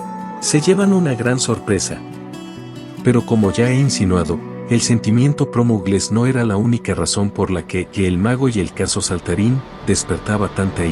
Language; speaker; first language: Spanish; native; Spanish